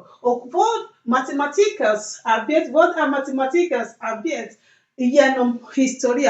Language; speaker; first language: Swedish; non-native, learner; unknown